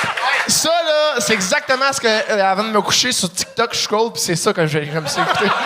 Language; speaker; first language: French; native; French